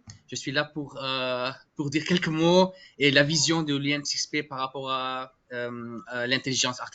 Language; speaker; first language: French; non-native, fluent; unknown